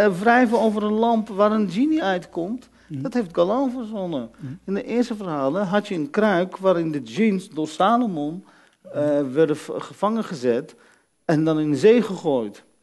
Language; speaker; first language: Dutch; early bilingual, other home language; Arabic